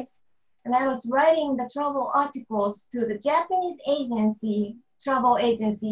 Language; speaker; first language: English; non-native, learner; Japanese